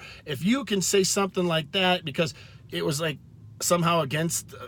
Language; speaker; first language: English; native; English